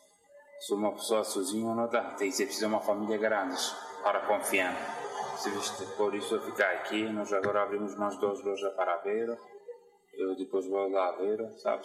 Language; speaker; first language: Portuguese; non-native, learner; Turkish